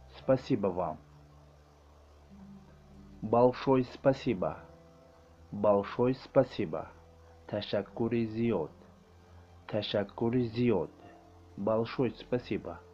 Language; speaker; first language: Russian; non-native, learner; Tajik